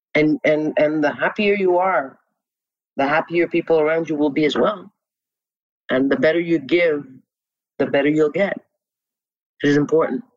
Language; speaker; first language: English; non-native, local second language; French